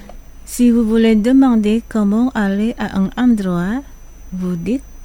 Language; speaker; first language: French; non-native, fluent; Indonesian